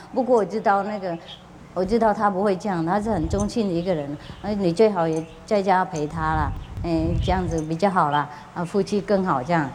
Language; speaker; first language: Chinese; non-native, fluent; Vietnamese